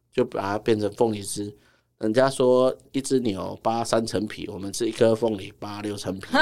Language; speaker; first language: Chinese; native; Chinese